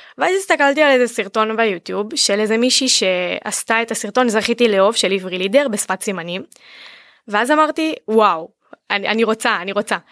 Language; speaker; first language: Hebrew; native; Hebrew